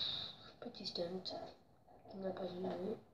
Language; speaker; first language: French; native; French